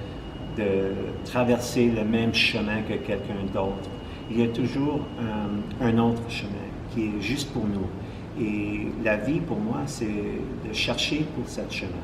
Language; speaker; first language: French; non-native, local second language; English